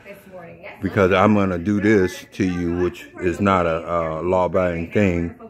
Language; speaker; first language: English; native; English